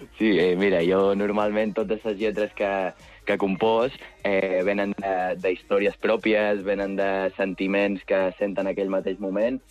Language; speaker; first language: Catalan; native; Catalan